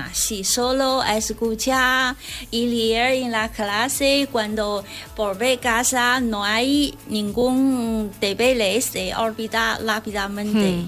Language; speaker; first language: Spanish; non-native, learner; Chinese